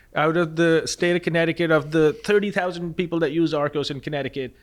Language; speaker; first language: English; non-native, local second language; Punjabi